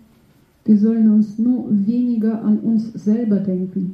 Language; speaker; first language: German; non-native, fluent; Russian